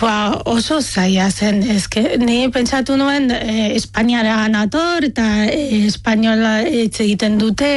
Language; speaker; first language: Basque; non-native, fluent; Arabic